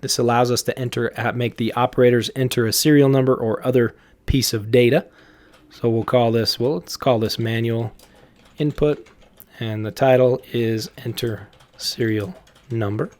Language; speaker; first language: English; native; English